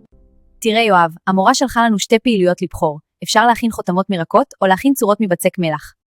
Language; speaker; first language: Hebrew; native; Hebrew